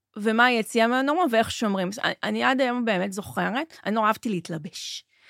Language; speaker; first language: Hebrew; native; Hebrew